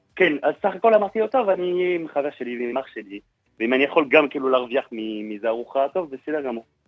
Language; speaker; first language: Hebrew; non-native, fluent; French